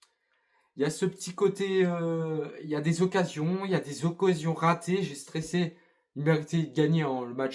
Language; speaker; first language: French; native; French